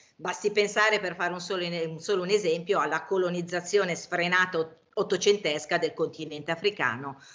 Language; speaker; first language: Italian; native; Italian